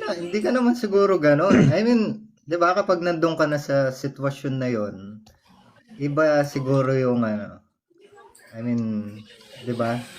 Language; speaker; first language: Filipino; non-native, local second language; Pampanga